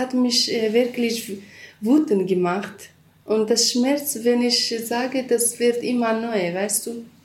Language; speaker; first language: German; non-native, learner; Kurdish